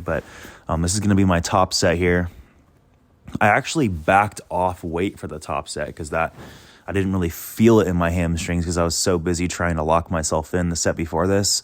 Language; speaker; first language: English; native; English